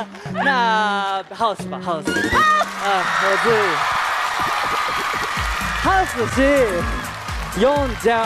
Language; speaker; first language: Chinese; non-native, learner; Japanese